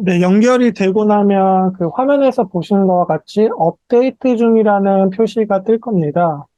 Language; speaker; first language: Korean; native; Korean